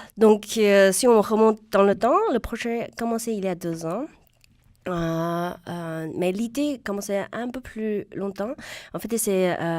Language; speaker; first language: French; non-native, fluent; Chinese